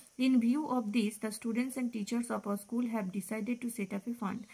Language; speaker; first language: English; non-native, local second language; Bangla